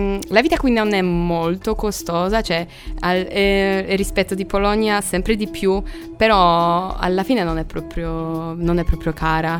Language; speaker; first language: Italian; non-native, fluent; Polish